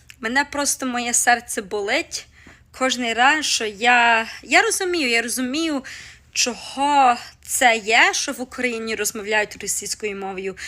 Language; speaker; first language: Ukrainian; early bilingual, heritage; Ukrainian